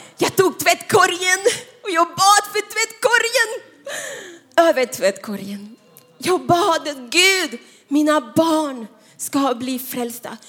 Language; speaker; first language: Swedish; non-native, fluent; Spanish